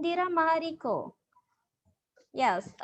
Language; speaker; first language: English; non-native, learner; Indonesian